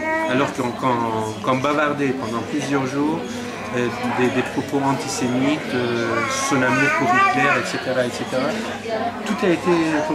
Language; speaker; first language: French; non-native, fluent; Persian